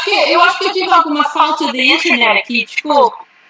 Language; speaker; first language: Portuguese; early bilingual, heritage; Portuguese